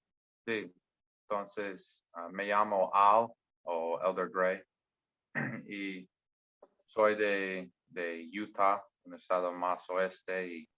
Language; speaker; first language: Spanish; non-native, learner; English